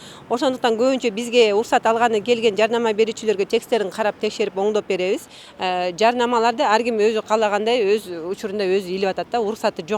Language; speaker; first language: Kyrgyz; native; Kyrgyz